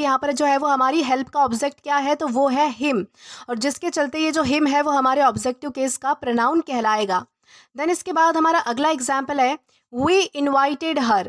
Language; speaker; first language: Hindi; native; Hindi